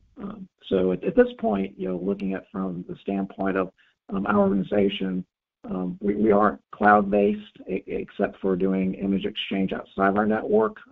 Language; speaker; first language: English; native; English